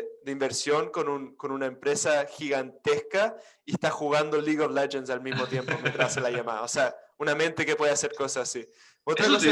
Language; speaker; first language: Spanish; non-native, fluent; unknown